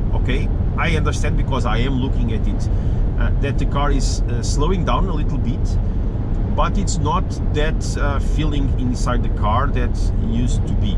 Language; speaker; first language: English; non-native, fluent; Portuguese